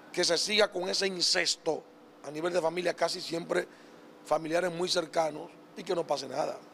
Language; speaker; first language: Spanish; native; Spanish